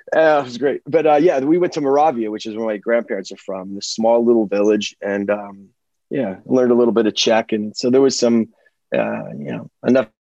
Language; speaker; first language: English; early bilingual, other home language; Czech